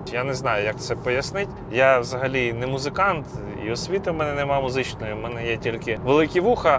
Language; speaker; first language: Ukrainian; non-native, local second language; Russian